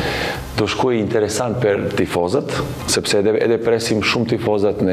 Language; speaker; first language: Albanian; non-native, learner; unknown